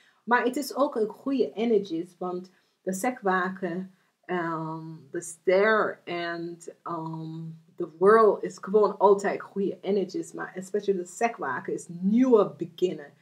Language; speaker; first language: Dutch; non-native, fluent; English